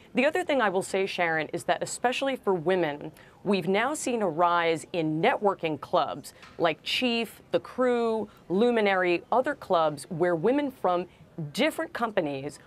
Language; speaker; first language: English; native; English